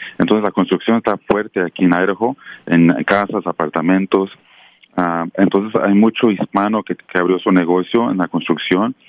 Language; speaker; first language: Spanish; native; Spanish